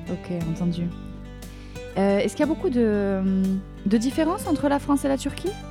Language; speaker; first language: French; native; French